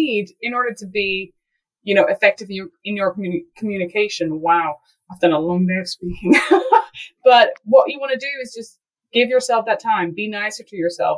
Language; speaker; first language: English; non-native, fluent; Dutch